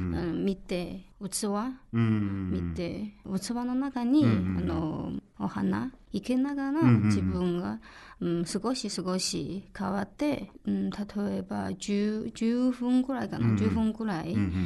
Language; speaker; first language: Japanese; non-native, learner; Chinese